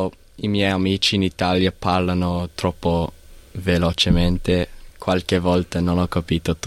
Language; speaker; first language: Italian; non-native, learner; English